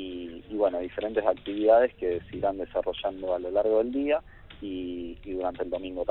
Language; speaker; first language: Spanish; native; Spanish